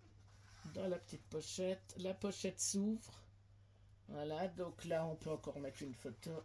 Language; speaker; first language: French; native; French